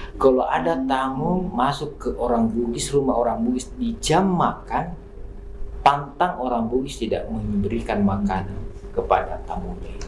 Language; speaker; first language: Indonesian; non-native, local second language; Buginese